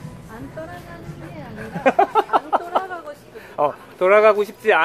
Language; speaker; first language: Korean; non-native, fluent; Japanese